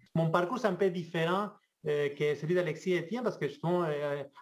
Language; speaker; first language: French; non-native, fluent; Spanish